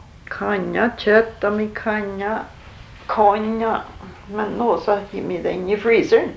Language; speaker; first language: Norwegian; early bilingual, heritage; Norwegian